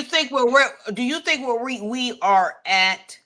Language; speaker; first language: English; native; English